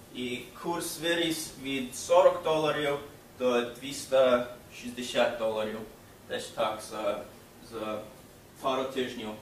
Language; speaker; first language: Ukrainian; early bilingual, other home language; English